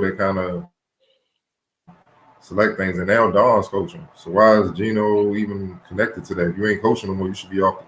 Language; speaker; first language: English; native; English